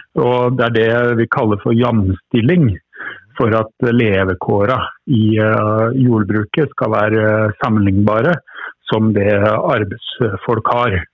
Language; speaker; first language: Norwegian; native; Norwegian